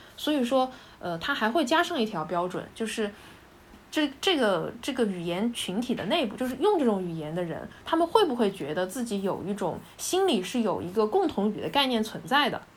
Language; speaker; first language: Chinese; native; Chinese